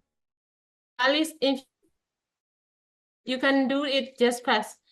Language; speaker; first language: English; non-native, learner; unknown